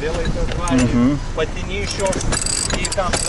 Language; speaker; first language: Russian; non-native, local second language; Lithuanian